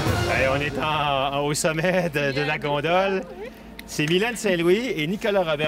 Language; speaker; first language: French; native; French